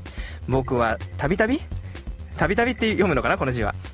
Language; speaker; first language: Japanese; native; Japanese